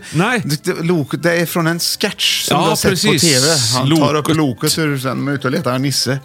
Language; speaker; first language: Swedish; native; Swedish